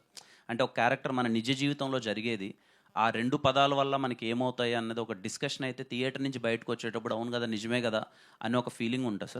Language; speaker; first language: Telugu; native; Telugu